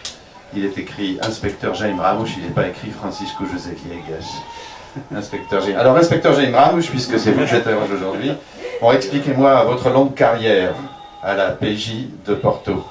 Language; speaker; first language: French; native; French